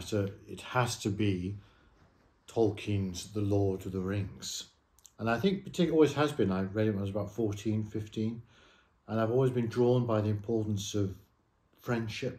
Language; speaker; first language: English; native; English